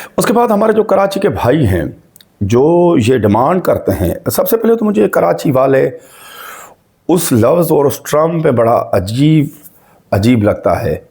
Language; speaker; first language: Urdu; non-native, local second language; Sindhi